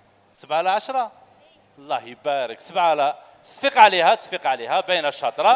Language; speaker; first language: Arabic; native; Arabic